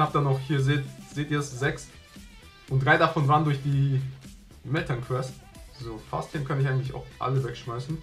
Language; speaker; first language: German; native; German